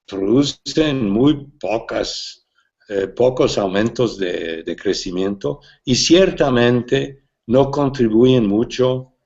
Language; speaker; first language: Spanish; non-native, fluent; English